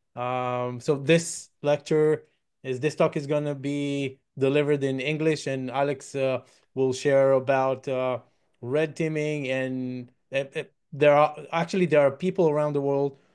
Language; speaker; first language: English; non-native, fluent; Hebrew